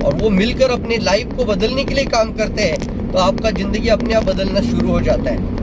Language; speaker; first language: Hindi; non-native, local second language; Marathi